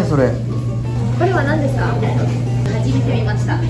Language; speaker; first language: Japanese; non-native, fluent; Italian